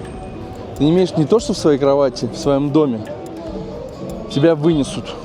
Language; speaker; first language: Russian; native; Russian